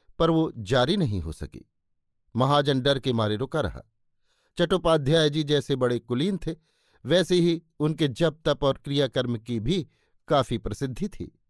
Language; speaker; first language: Hindi; native; Hindi